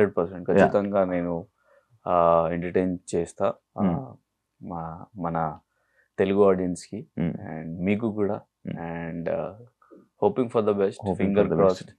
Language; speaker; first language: Telugu; non-native, learner; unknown